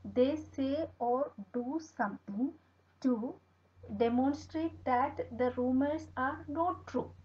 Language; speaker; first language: English; non-native, local second language; Malayalam